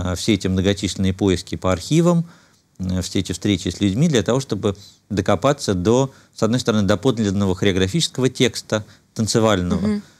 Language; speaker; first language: Russian; native; Russian